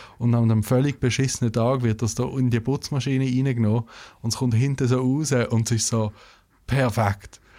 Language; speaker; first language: German; native; German